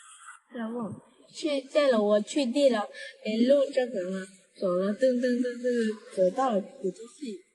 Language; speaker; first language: Chinese; non-native, learner; Lao